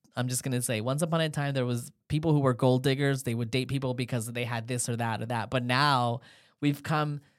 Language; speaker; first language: English; native; English